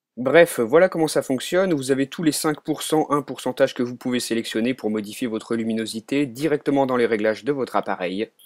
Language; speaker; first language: French; native; French